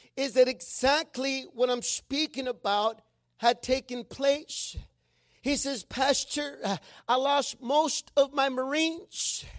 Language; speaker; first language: English; non-native, fluent; Spanish